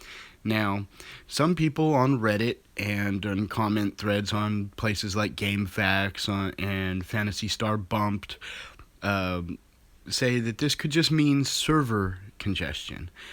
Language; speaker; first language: English; native; English